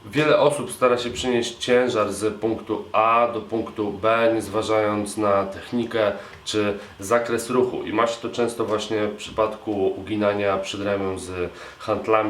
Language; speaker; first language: Polish; native; Polish